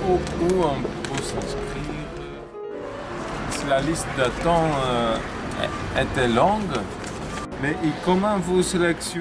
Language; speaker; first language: French; non-native, learner; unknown